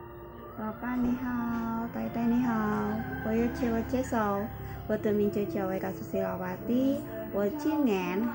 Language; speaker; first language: Chinese; non-native, learner; Indonesian